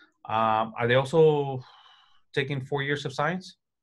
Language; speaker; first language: English; early bilingual, other home language; Spanish